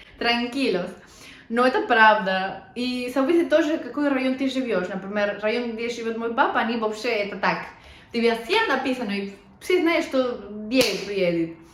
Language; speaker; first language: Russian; non-native, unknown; Spanish